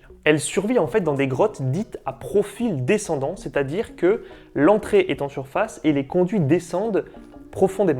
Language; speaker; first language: French; native; French